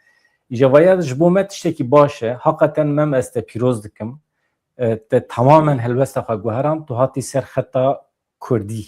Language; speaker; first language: Kurdish; native; Kurdish